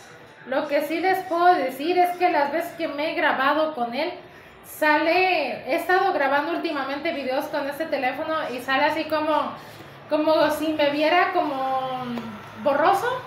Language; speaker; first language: Spanish; native; Spanish